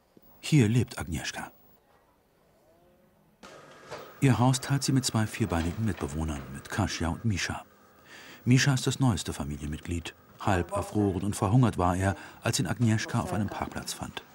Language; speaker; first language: German; native; German